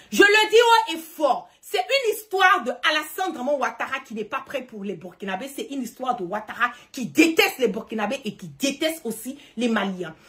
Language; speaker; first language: French; early bilingual, heritage; French